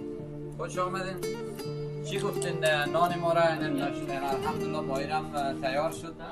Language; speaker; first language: Persian; native; Persian